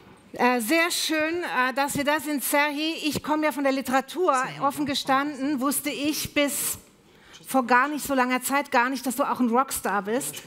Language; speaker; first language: German; native; German